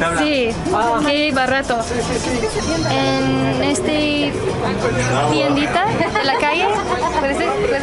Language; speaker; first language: Spanish; non-native, learner; English